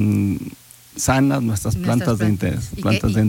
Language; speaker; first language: Spanish; native; Spanish